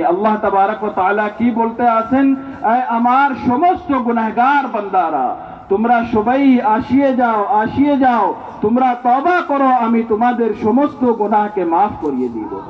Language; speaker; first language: Bangla; non-native, learner; Urdu